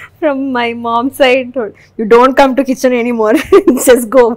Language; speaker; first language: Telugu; non-native, learner; Malayalam